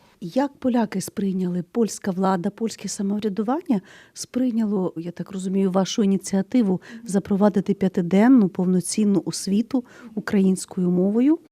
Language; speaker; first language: Ukrainian; native; Ukrainian